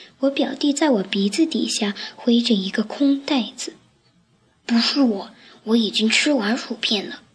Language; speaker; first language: Chinese; native; Chinese